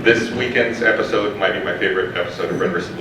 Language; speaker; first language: English; native; English